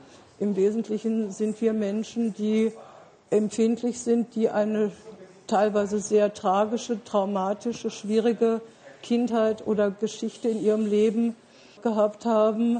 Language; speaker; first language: German; native; German